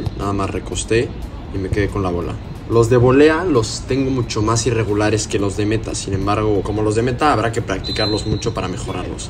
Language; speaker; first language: Spanish; native; Spanish